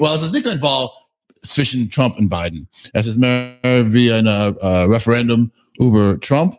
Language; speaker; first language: German; non-native, learner; English